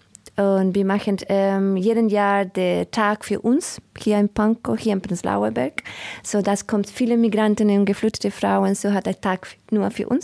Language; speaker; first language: German; non-native, learner; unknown